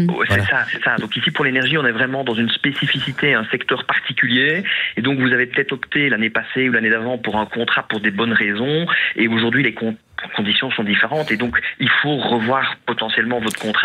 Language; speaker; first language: French; native; French